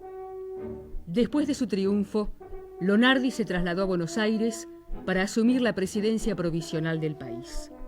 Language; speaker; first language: Spanish; native; Spanish